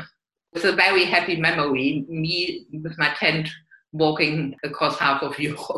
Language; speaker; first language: English; non-native, fluent; German